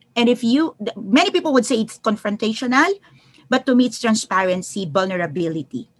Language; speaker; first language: English; non-native, local second language; Filipino